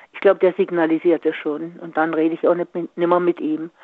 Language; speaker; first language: German; native; German